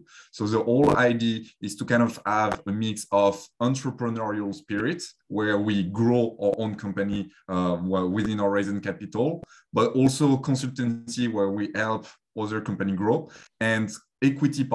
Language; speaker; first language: English; non-native, fluent; French